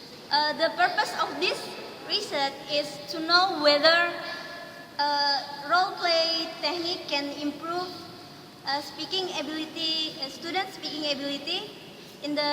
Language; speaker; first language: English; non-native, learner; Indonesian